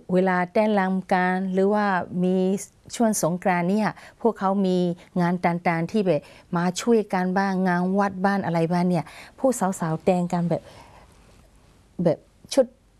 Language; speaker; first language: Thai; non-native, fluent; Burmese